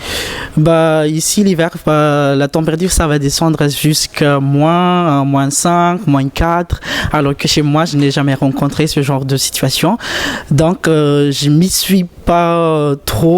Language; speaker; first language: French; native; French